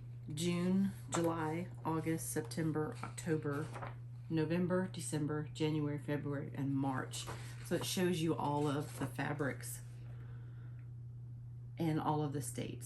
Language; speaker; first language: English; native; English